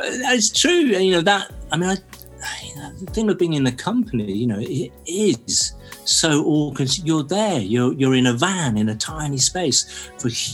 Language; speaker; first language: English; native; English